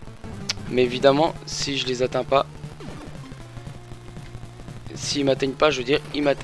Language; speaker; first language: French; native; French